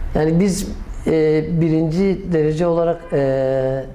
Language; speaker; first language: Turkish; native; Turkish